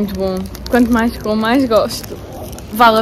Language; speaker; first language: Portuguese; native; Portuguese